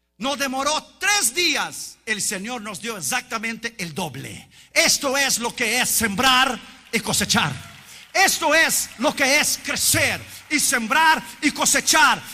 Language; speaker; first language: Spanish; non-native, fluent; Portuguese